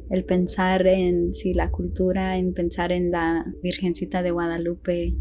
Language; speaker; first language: Spanish; early bilingual, heritage; Spanish